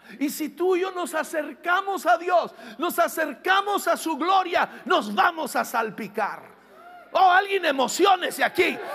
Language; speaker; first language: Spanish; non-native, fluent; English